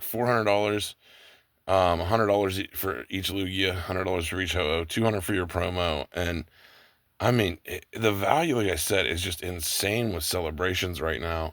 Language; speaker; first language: English; native; English